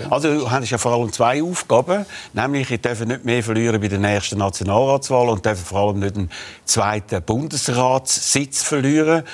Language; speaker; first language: German; native; German